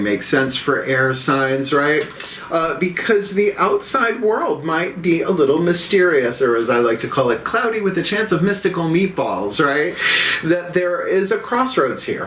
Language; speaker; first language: English; native; English